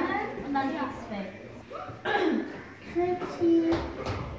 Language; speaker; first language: German; early bilingual, other home language; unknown